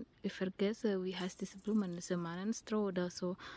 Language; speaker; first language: German; non-native, learner; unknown